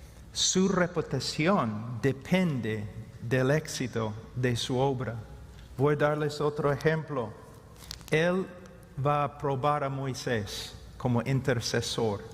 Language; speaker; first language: Spanish; non-native, fluent; English